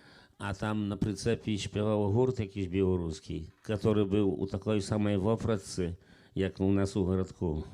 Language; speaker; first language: Polish; non-native, local second language; Belarusian